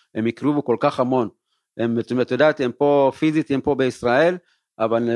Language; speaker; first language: Hebrew; early bilingual, other home language; Amharic